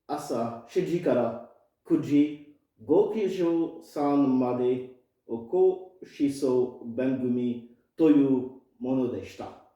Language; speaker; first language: Japanese; non-native, fluent; French